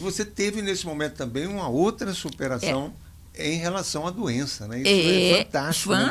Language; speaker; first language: Portuguese; native; Portuguese